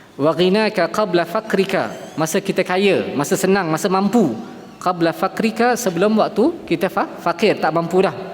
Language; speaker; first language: Malay; native; Malay